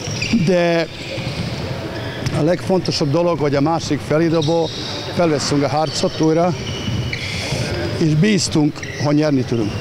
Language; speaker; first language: Hungarian; non-native, fluent; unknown